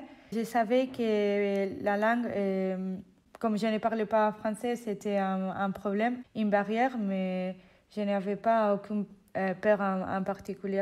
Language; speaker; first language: French; non-native, fluent; Spanish